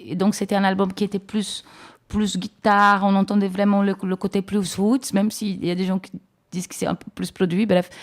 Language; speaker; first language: French; non-native, fluent; Portuguese